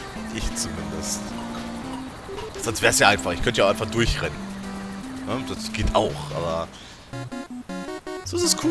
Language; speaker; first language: German; native; German